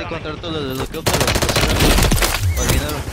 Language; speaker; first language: Spanish; early bilingual, heritage; English